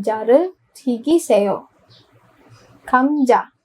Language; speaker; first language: Korean; non-native, fluent; Filipino